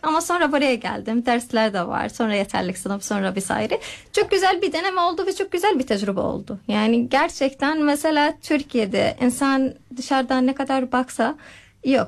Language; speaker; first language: Turkish; non-native, fluent; Arabic